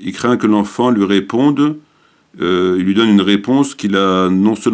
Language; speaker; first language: French; native; French